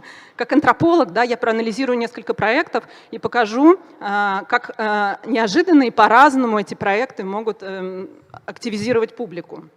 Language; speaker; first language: Russian; native; Russian